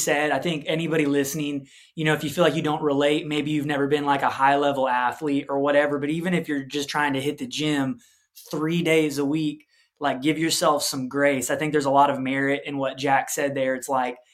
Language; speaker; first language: English; native; English